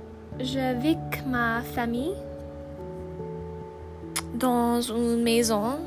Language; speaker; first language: French; non-native, learner; English